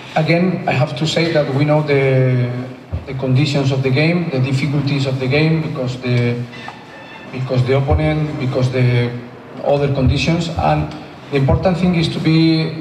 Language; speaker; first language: English; non-native, fluent; Spanish